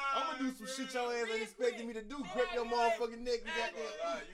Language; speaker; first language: English; native; English